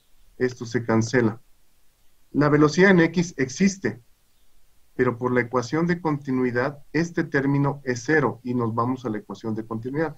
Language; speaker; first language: Spanish; native; Spanish